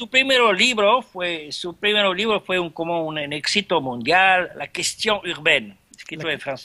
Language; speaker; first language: Spanish; non-native, fluent; French